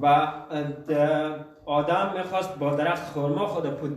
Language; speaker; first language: Persian; early bilingual, heritage; Persian